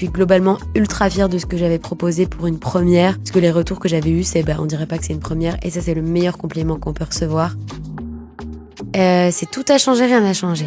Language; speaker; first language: French; native; French